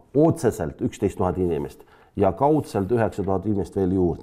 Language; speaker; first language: Estonian; non-native, local second language; Russian